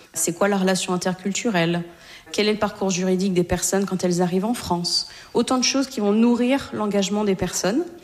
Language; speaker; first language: French; native; French